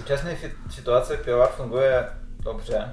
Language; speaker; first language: Czech; non-native, fluent; Russian